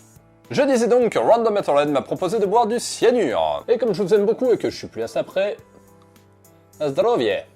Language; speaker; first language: French; native; French